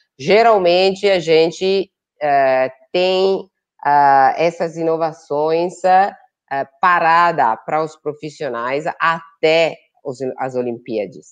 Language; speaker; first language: Portuguese; non-native, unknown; Italian